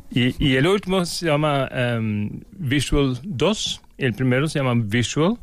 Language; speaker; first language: Spanish; non-native, fluent; Norwegian